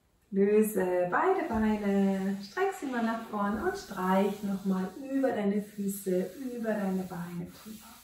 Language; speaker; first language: German; native; German